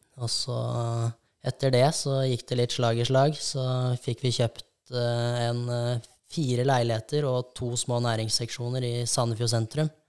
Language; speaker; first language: Norwegian; native; Norwegian